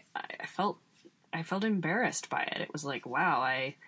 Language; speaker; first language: English; native; English